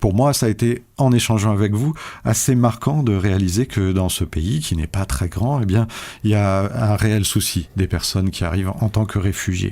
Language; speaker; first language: French; native; French